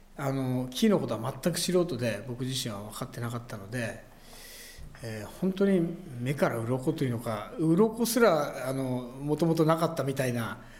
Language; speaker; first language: Japanese; native; Japanese